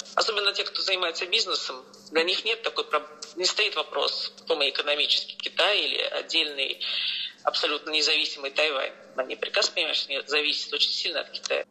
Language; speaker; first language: Russian; native; Russian